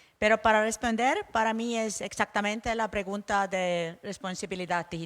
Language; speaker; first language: Spanish; non-native, learner; Estonian